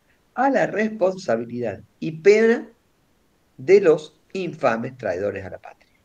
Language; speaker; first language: Spanish; native; Spanish